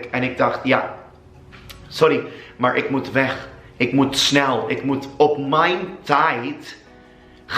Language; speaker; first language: Dutch; non-native, learner; English